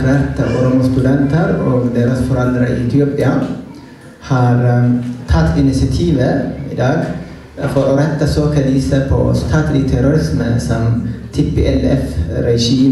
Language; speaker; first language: Norwegian; non-native, fluent; Oromo